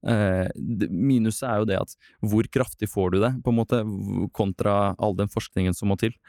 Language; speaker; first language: Norwegian; non-native, fluent; Russian